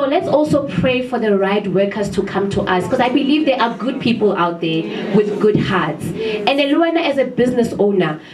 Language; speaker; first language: English; non-native, local second language; Southern Sotho